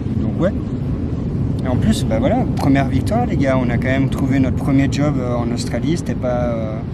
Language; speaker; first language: French; native; French